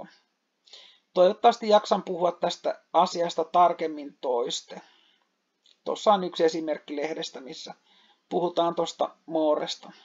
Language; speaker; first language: Finnish; native; Finnish